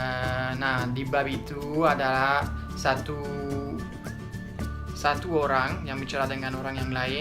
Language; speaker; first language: Indonesian; non-native, fluent; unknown